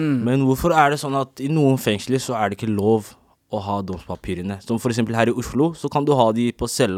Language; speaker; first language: Norwegian; native; Norwegian